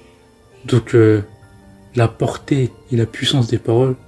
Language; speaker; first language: French; native; French